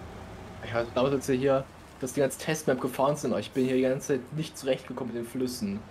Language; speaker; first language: German; native; German